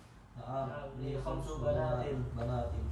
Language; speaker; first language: Arabic; non-native, learner; Indonesian